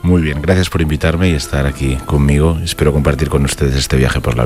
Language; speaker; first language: Spanish; native; Spanish